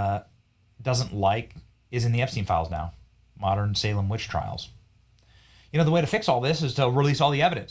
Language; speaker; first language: English; native; English